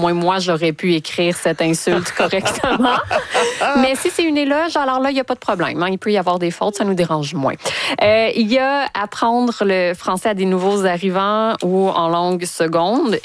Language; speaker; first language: French; native; French